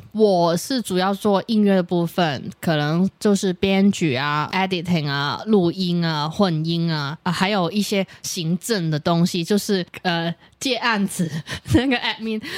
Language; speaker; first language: Chinese; native; Chinese